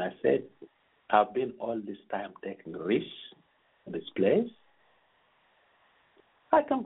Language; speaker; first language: English; non-native, local second language; Acoli